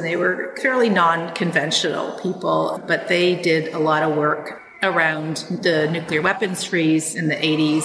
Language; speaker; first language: English; native; English